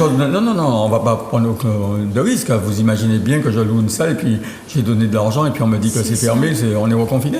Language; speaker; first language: French; native; French